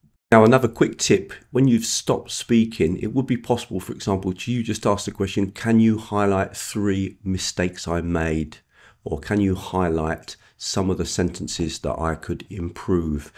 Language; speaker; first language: English; native; English